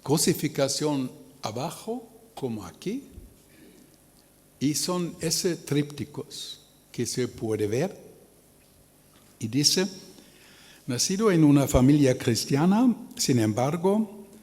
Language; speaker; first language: Spanish; non-native, learner; German